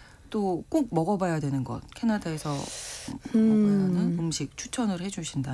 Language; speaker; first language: Korean; native; Korean